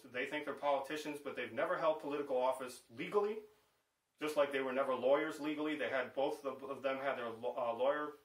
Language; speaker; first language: English; native; English